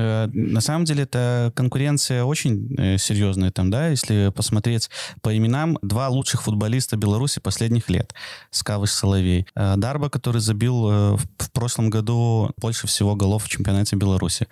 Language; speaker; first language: Russian; native; Russian